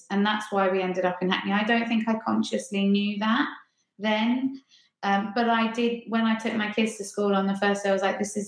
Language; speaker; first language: English; native; English